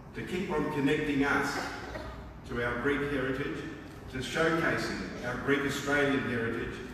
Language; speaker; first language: English; early bilingual, other home language; Greek